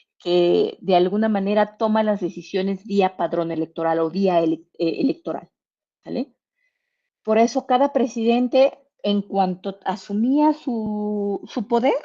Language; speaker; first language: Spanish; native; Spanish